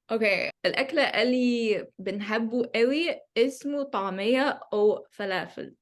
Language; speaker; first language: Egyptian Arabic; non-native, learner; English